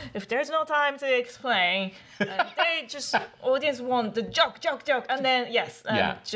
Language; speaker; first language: English; non-native, learner; Japanese